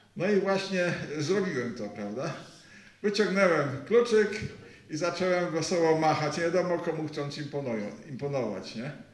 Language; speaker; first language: Polish; native; Polish